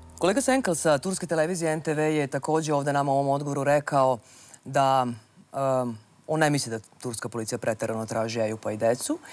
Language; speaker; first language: Serbian; native; Serbian